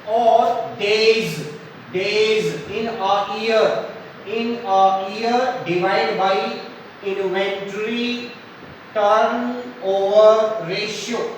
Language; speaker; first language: English; non-native, local second language; Hindi